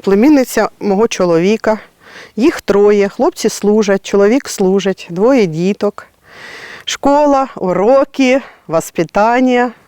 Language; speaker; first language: Ukrainian; non-native, local second language; Russian